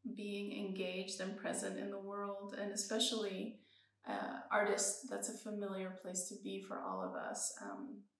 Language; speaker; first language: English; early bilingual, other home language; Persian